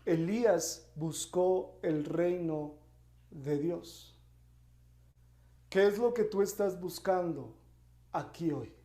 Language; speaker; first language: Spanish; native; Spanish